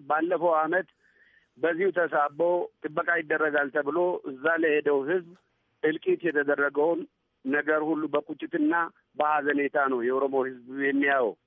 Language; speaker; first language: Amharic; non-native, local second language; Oromo